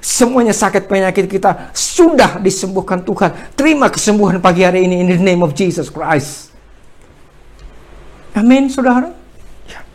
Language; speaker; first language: Indonesian; native; Indonesian